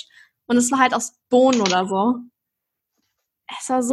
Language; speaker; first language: German; native; German